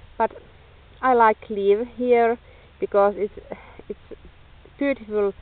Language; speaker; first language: English; non-native, learner; Finnish